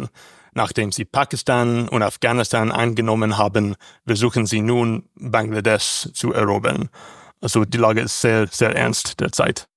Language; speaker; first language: German; non-native, learner; English